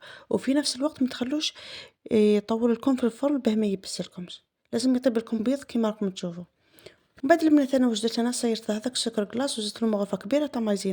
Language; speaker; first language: Arabic; native; Arabic